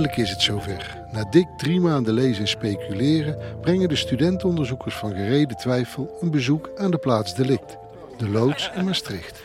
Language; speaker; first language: Dutch; native; Dutch